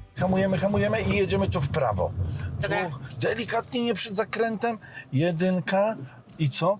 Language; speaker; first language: Polish; native; Polish